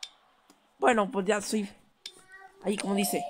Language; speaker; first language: Spanish; native; Spanish